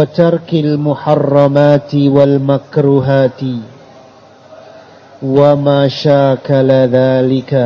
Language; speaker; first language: Arabic; non-native, fluent; Indonesian